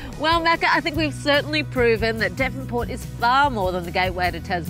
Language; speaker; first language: English; native; English